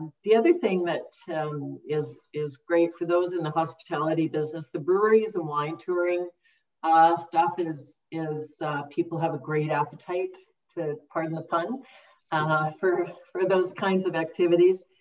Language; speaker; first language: English; native; English